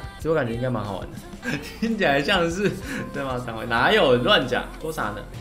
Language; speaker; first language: Chinese; native; Chinese